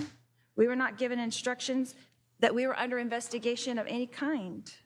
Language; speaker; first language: English; native; English